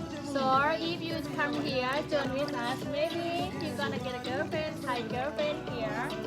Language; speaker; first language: English; non-native, learner; Thai